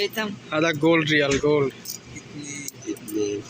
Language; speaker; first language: Arabic; non-native, learner; Bangla